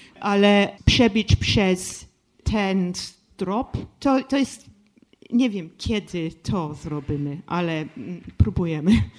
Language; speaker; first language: Polish; non-native, fluent; English